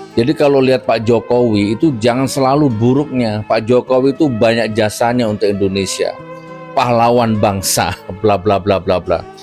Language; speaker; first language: Indonesian; non-native, local second language; Madurese